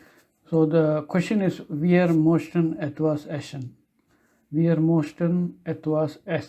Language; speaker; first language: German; non-native, learner; Tamil